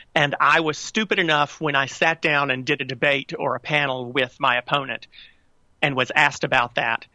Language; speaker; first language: English; native; English